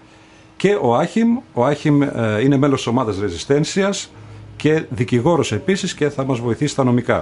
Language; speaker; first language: Greek; native; Greek